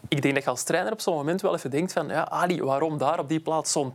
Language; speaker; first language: Dutch; native; Dutch